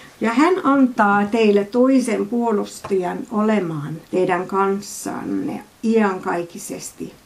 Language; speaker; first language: Finnish; non-native, fluent; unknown